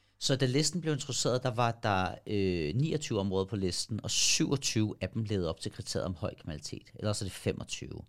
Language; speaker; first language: Danish; early bilingual, other home language; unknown